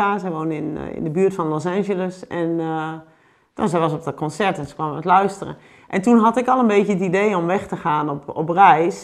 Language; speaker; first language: Dutch; native; Dutch